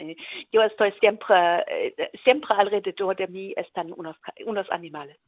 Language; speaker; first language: Spanish; non-native, learner; German